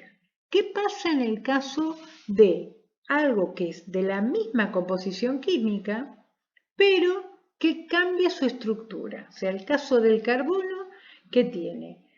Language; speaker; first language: Spanish; native; Spanish